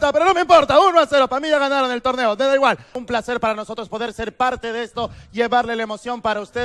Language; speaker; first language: Spanish; native; Spanish